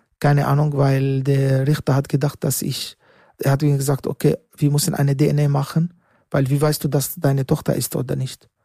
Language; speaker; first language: German; non-native, learner; Arabic